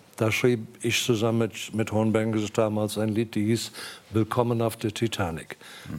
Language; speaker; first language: German; non-native, fluent; English